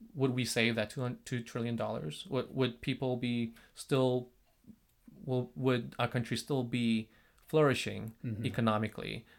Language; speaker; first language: English; non-native, fluent; Korean